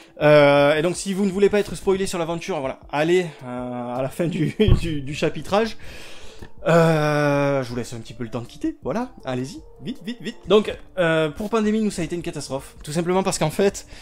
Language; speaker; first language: French; native; French